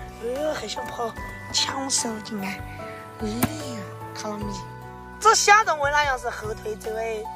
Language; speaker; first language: Chinese; native; Chinese